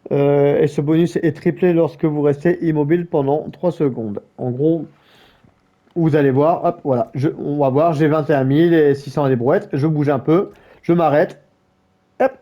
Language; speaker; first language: French; native; French